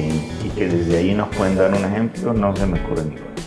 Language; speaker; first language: Spanish; native; Spanish